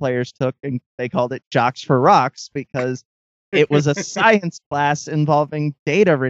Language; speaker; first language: English; native; English